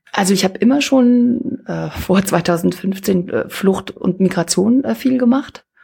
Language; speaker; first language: German; native; German